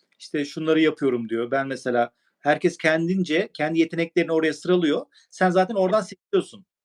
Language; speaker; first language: Turkish; native; Turkish